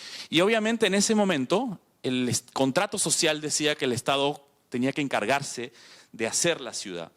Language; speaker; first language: Spanish; native; Spanish